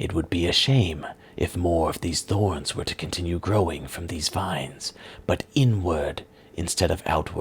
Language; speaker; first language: English; native; English